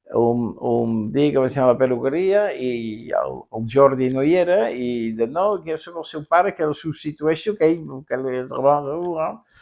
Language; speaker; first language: Catalan; non-native, fluent; Dutch